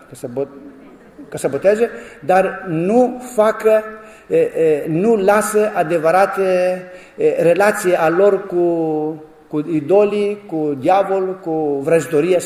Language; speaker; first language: Romanian; non-native, learner; Greek